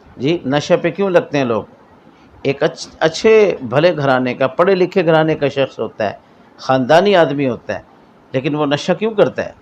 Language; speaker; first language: Urdu; non-native, local second language; Punjabi